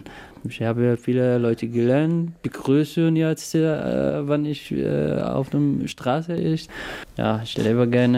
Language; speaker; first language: German; non-native, learner; Somali